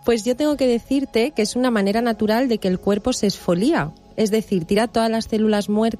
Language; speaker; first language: Spanish; native; Spanish